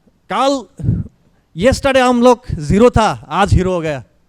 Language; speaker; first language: Hindi; non-native, learner; Bangla